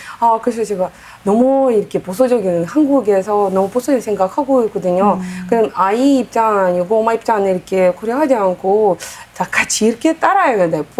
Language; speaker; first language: Korean; non-native, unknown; Uzbek